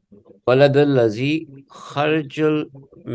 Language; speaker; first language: Arabic; non-native, learner; Urdu